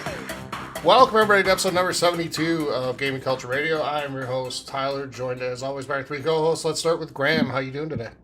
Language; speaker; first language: English; native; English